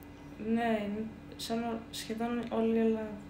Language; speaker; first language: Greek; early bilingual, heritage; Greek